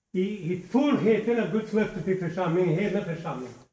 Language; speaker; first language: Swedish; non-native, fluent; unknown